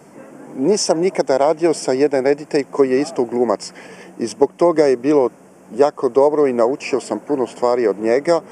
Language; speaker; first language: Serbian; non-native, fluent; French